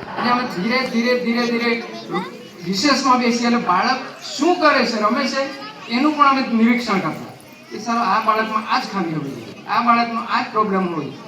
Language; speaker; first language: Gujarati; non-native, local second language; Kukna